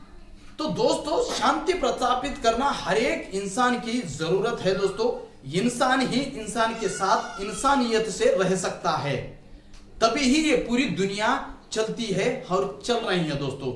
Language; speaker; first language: Hindi; native; Hindi